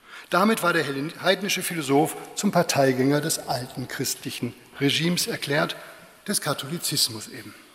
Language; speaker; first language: German; native; German